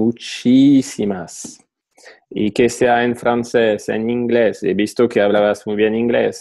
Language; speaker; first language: Spanish; non-native, fluent; French